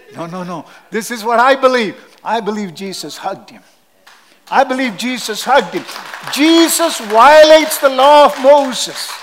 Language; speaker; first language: English; non-native, local second language; Malayalam